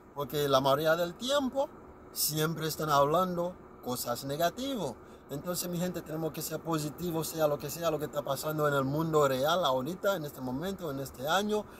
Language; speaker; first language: Spanish; non-native, learner; Haitian Creole